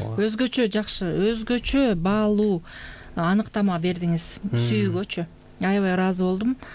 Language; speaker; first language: Kyrgyz; native; Kyrgyz